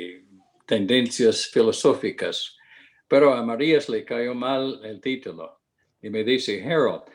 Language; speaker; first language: Spanish; non-native, fluent; English